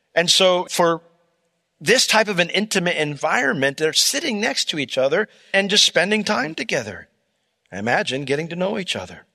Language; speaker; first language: English; native; English